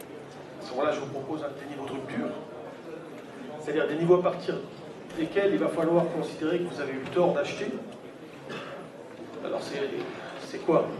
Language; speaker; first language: French; native; French